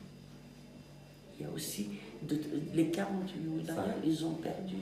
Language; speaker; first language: French; non-native, local second language; Kabyle